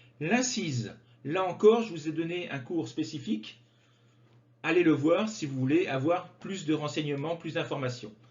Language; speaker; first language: French; native; French